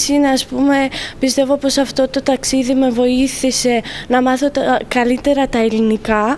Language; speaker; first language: Greek; non-native, fluent; Romanian